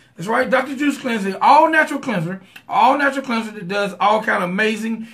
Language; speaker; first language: English; native; English